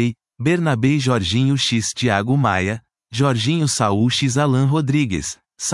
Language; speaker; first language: Portuguese; native; Portuguese